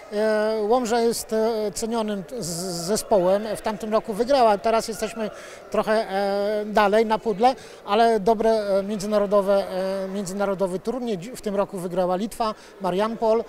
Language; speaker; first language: Polish; native; Polish